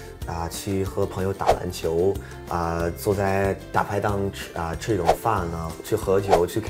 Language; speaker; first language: Chinese; non-native, fluent; English